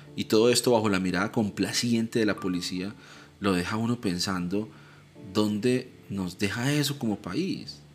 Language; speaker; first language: Spanish; native; Spanish